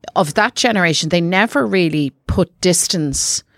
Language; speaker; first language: English; native; English